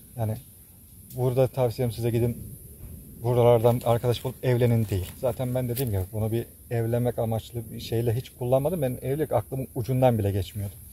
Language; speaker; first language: Turkish; native; Turkish